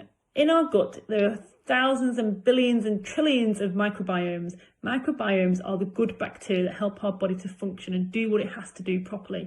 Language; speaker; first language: English; native; English